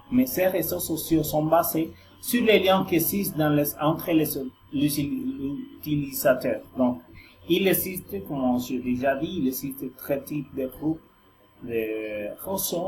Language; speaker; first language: French; non-native, learner; Spanish